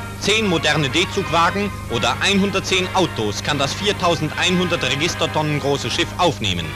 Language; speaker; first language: German; native; German